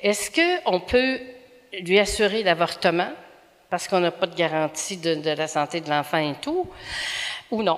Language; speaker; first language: French; native; French